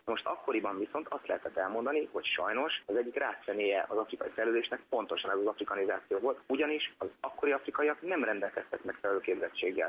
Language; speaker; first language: Hungarian; native; Hungarian